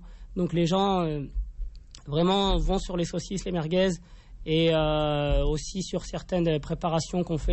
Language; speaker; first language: French; native; French